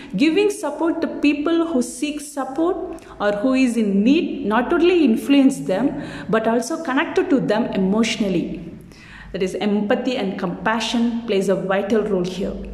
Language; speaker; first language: English; non-native, local second language; Tamil